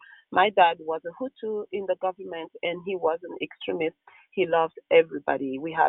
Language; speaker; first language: English; non-native, local second language; Kinyarwanda